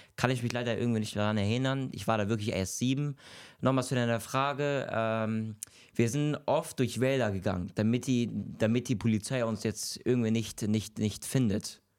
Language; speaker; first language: German; early bilingual, other home language; Kurdish